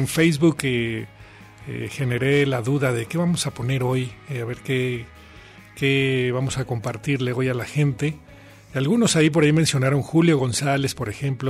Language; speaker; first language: Spanish; native; Spanish